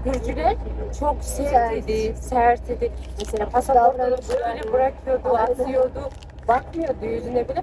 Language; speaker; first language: Turkish; non-native, fluent; Kyrgyz